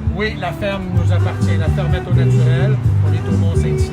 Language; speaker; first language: French; native; French